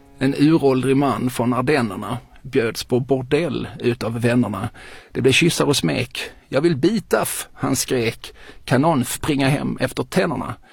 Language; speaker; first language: Swedish; native; Swedish